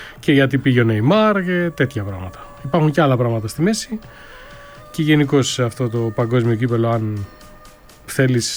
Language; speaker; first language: Greek; native; Greek